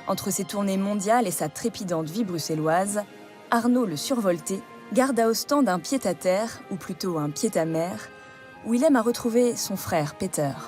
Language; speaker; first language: French; native; French